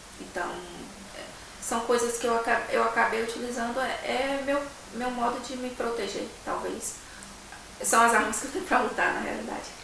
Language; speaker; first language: Portuguese; native; Portuguese